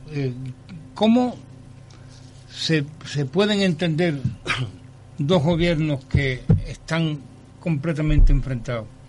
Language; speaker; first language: Spanish; native; Spanish